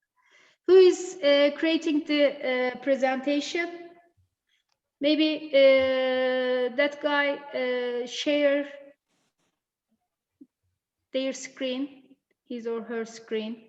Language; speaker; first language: English; non-native, fluent; Turkish